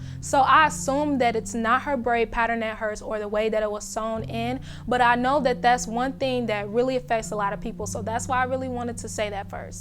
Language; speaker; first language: English; native; English